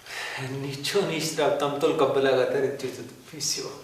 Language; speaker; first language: Russian; non-native, local second language; Kyrgyz